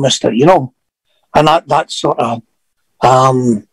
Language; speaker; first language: English; native; English